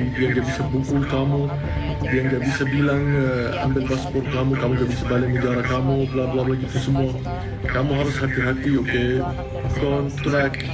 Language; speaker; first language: Indonesian; non-native, fluent; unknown